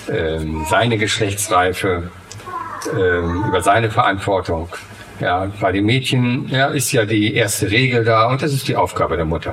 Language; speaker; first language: German; native; German